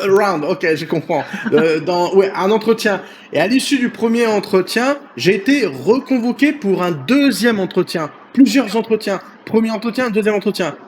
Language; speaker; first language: French; native; French